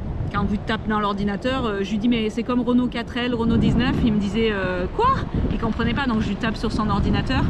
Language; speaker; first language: French; native; French